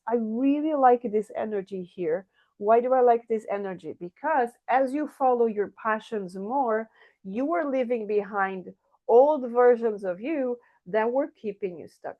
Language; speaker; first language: English; non-native, fluent; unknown